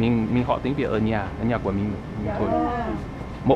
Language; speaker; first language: Vietnamese; non-native, learner; English